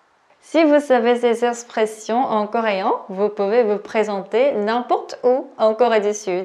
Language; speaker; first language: French; non-native, learner; Korean